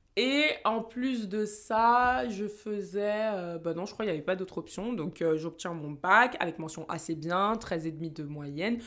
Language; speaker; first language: French; native; French